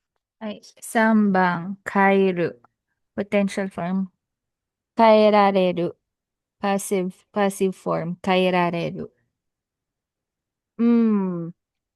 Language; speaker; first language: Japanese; non-native, learner; Filipino